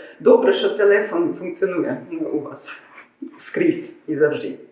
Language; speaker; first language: Ukrainian; non-native, learner; German